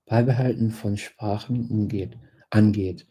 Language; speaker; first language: German; non-native, fluent; English